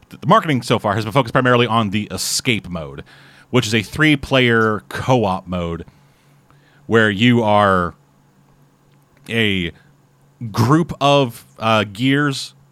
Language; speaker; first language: English; native; English